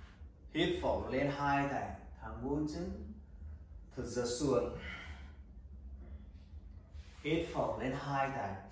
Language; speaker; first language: Vietnamese; non-native, learner; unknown